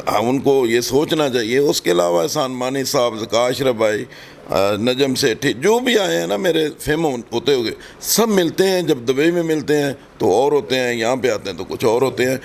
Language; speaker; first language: Urdu; non-native, local second language; Punjabi